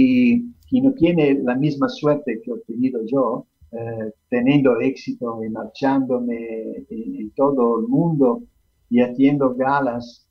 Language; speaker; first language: Spanish; non-native, fluent; Italian